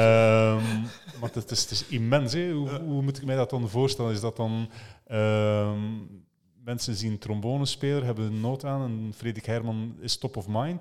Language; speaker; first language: Dutch; native; Dutch